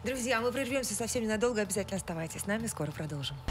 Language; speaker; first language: Russian; native; Russian